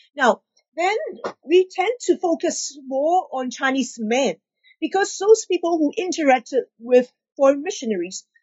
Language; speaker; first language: English; non-native, local second language; Cantonese